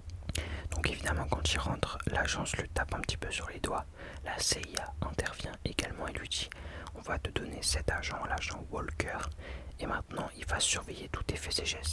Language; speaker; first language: French; native; French